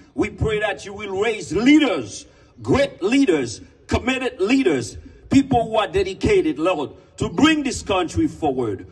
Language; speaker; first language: English; non-native, fluent; Haitian Creole